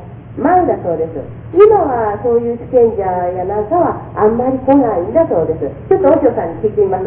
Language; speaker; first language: Japanese; native; Japanese